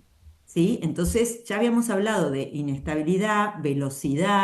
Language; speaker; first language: Spanish; native; Spanish